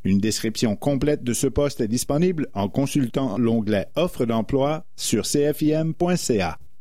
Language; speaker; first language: French; native; French